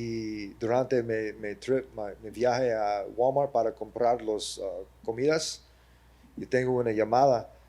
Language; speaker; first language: Spanish; early bilingual, heritage; English